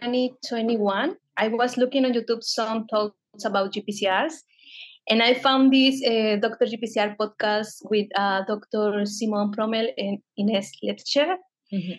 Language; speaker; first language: English; non-native, fluent; Spanish